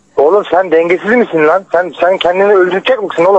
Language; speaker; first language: Turkish; native; Turkish